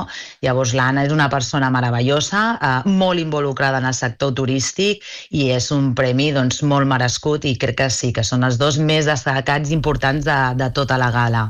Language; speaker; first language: Catalan; native; Catalan